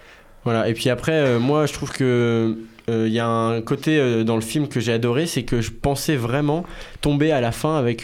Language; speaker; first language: French; native; French